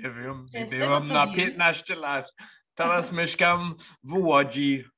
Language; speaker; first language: Polish; non-native, learner; English